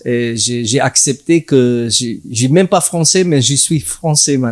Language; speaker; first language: French; non-native, learner; English